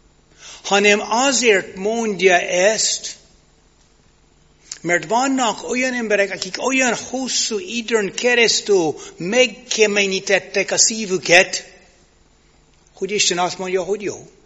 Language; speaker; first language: Hungarian; non-native, fluent; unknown